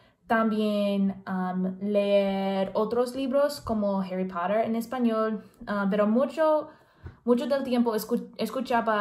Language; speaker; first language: Spanish; non-native, learner; English